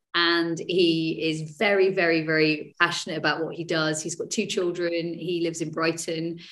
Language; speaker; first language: English; native; English